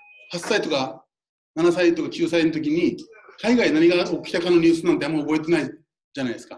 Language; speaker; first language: Japanese; native; Japanese